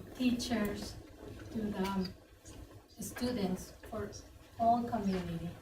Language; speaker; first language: English; non-native, learner; Spanish